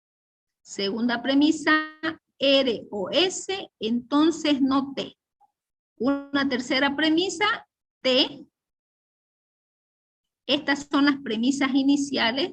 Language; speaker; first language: Spanish; native; Spanish